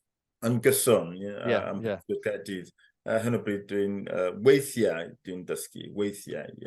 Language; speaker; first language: Welsh; non-native, fluent; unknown